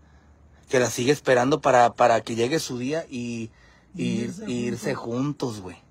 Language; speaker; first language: Spanish; native; Spanish